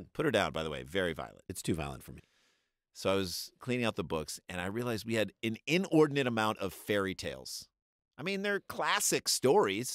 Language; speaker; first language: English; native; English